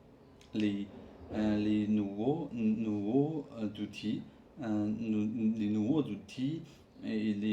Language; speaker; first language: French; non-native, learner; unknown